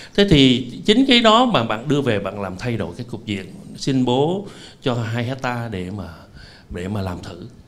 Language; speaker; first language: Vietnamese; native; Vietnamese